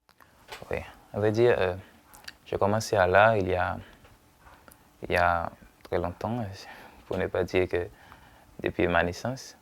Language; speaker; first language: French; non-native, local second language; Haitian Creole